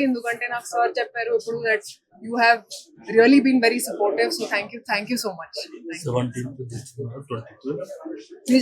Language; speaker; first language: Telugu; non-native, learner; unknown